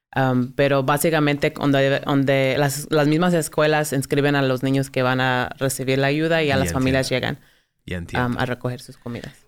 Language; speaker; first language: Spanish; early bilingual, heritage; Spanish